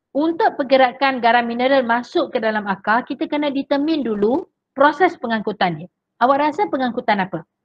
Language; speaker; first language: Malay; native; Malay